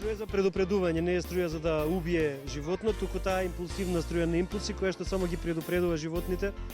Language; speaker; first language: Macedonian; native; Macedonian